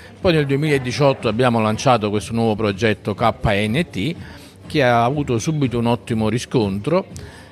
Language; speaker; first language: Italian; native; Italian